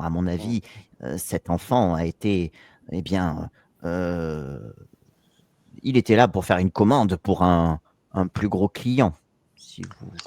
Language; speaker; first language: French; native; French